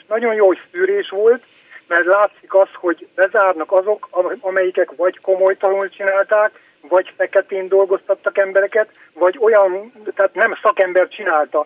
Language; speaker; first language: Hungarian; native; Hungarian